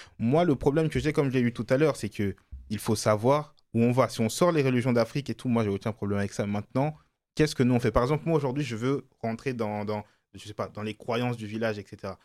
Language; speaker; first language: French; early bilingual, other home language; Lingala